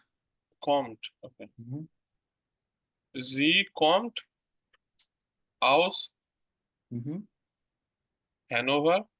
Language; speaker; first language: German; non-native, learner; Bangla